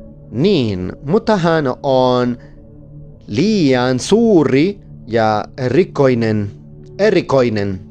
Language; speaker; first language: Finnish; non-native, learner; Spanish